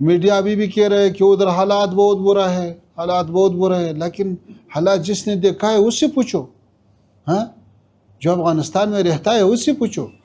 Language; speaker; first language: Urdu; non-native, fluent; Pashto